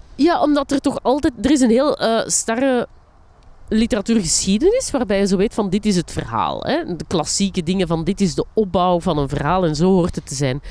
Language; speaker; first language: Dutch; native; Dutch